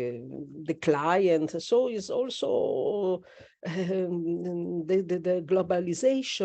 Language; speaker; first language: English; non-native, learner; Italian